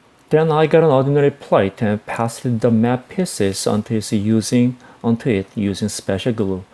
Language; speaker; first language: English; non-native, fluent; Korean